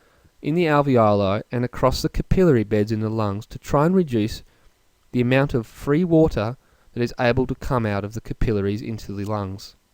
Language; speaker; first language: English; native; English